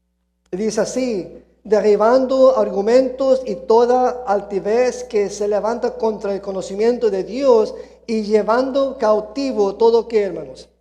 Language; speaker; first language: Spanish; early bilingual, heritage; Spanish